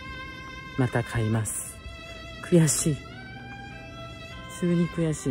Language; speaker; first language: Japanese; native; Japanese